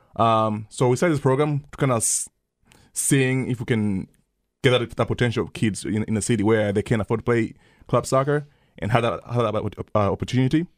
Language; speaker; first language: English; early bilingual, other home language; Swahili